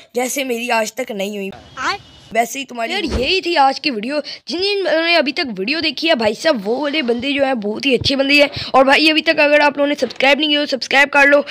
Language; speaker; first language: Hindi; native; Hindi